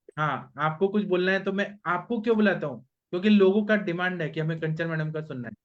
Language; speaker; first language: Hindi; non-native, local second language; Marathi